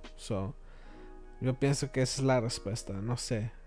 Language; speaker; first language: Spanish; early bilingual, other home language; English